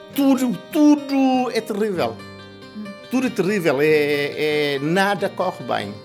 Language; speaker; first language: Portuguese; non-native, local second language; Kabuverdianu